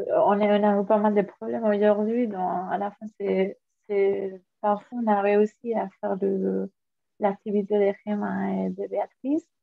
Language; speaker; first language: French; non-native, fluent; Spanish